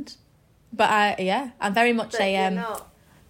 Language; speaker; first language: English; native; English